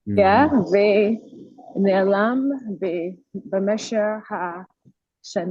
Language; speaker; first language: Hebrew; non-native, learner; English